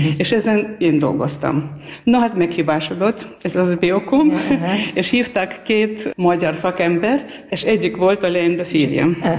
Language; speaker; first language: Hungarian; non-native, fluent; Armenian